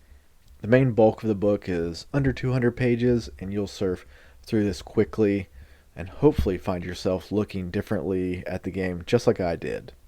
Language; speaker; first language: English; native; English